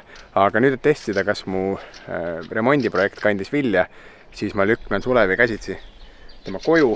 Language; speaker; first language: Estonian; native; Estonian